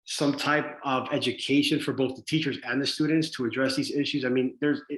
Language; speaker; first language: English; early bilingual, other home language; Spanish